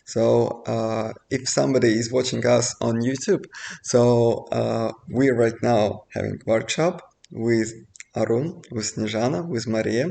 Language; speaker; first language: English; non-native, fluent; Russian